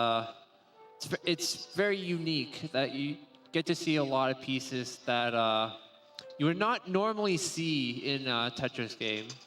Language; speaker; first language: English; native; English